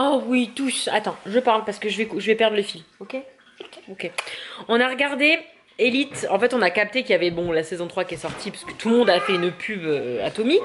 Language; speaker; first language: French; native; French